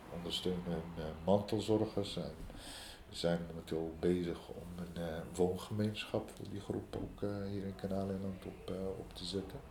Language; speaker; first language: Dutch; early bilingual, other home language; Riffian